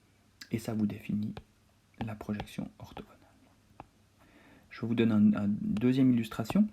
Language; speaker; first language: French; native; French